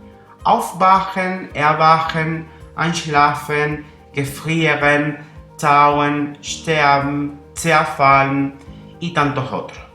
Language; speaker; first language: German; non-native, fluent; Spanish